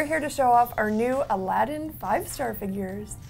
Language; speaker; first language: English; native; English